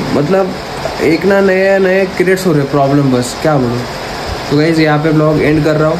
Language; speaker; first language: Hindi; non-native, local second language; Marathi